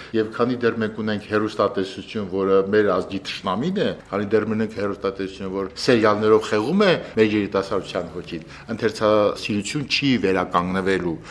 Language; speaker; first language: Armenian; native; Armenian